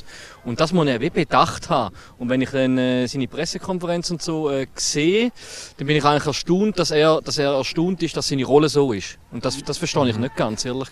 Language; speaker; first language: German; native; German